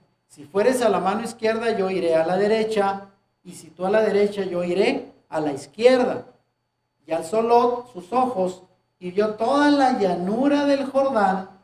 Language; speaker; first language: Spanish; native; Spanish